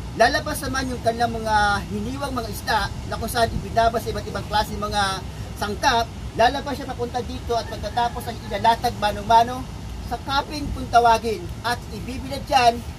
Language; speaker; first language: Filipino; non-native, local second language; Bikol